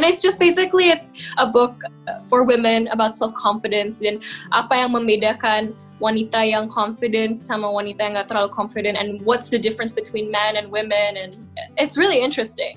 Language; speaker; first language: English; early bilingual, heritage; English